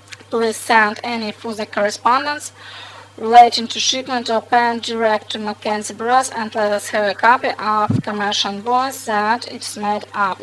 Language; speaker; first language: English; non-native, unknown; Russian